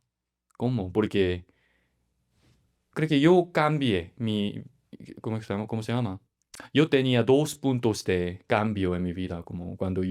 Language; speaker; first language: Spanish; non-native, learner; Korean